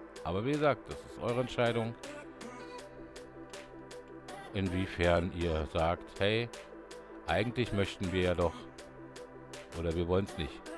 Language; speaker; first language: German; native; German